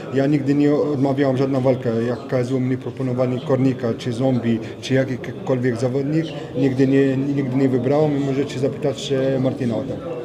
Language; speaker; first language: Polish; non-native, learner; French